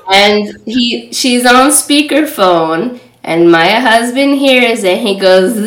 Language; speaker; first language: English; native; English